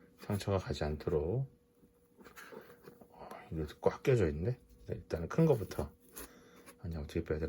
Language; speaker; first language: Korean; native; Korean